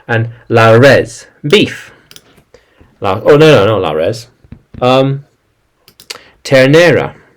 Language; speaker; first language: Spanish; non-native, learner; English